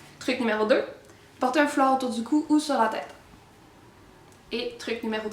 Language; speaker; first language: French; native; French